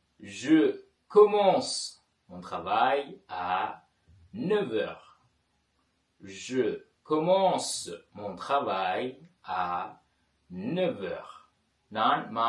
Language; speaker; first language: French; non-native, fluent; Tamil